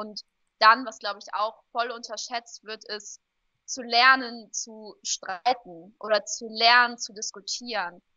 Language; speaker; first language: German; early bilingual, other home language; Portuguese